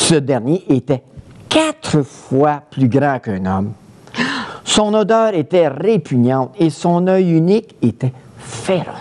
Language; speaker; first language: French; native; French